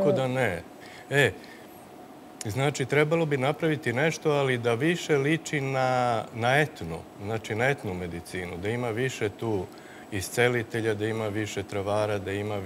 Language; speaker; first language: Serbian; native; Serbian